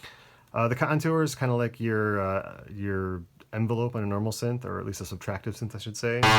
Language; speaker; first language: English; native; English